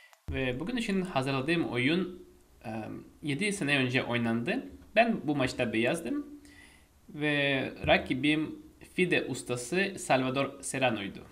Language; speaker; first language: Turkish; non-native, fluent; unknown